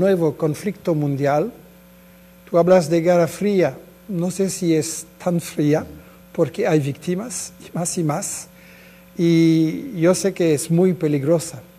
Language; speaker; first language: Spanish; non-native, fluent; French